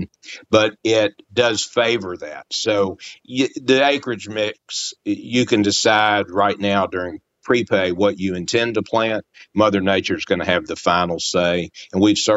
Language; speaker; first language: English; native; English